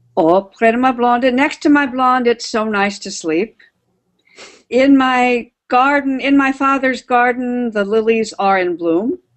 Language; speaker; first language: English; native; English